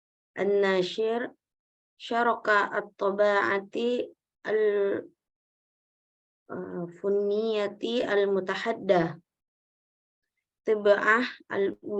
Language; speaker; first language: Arabic; non-native, learner; Indonesian